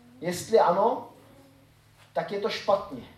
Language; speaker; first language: Czech; native; Czech